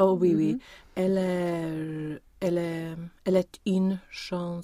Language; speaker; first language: French; non-native, learner; Swedish